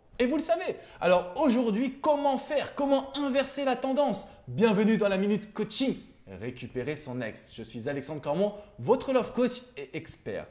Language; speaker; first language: French; native; French